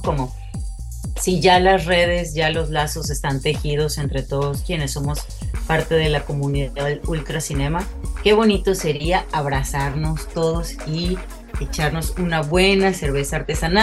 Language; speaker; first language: Spanish; native; Spanish